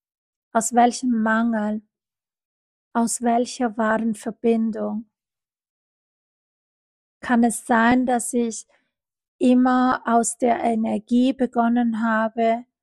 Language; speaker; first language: German; non-native, fluent; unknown